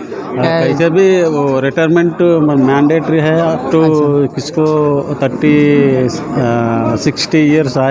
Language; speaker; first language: Hindi; non-native, local second language; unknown